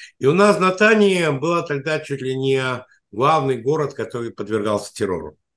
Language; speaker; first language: Russian; native; Russian